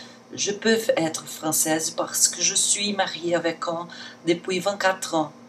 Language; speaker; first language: French; non-native, learner; Portuguese